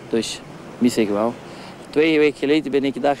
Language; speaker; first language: Dutch; non-native, learner; Portuguese